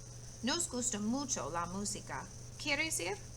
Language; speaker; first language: Spanish; non-native, fluent; English